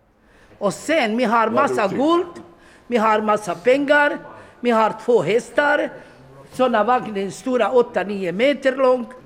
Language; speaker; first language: Swedish; non-native, learner; Romany